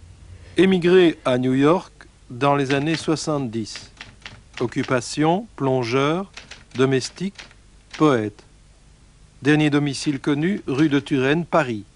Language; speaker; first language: French; native; French